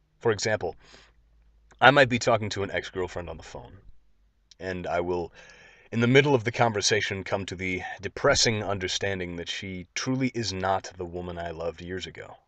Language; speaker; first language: English; native; English